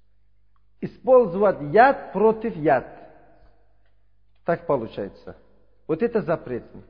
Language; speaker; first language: Russian; non-native, learner; Uzbek